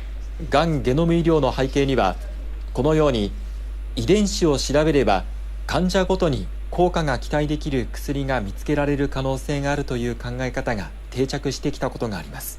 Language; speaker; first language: Japanese; native; Japanese